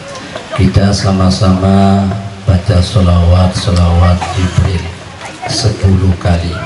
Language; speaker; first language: Indonesian; non-native, local second language; Sasak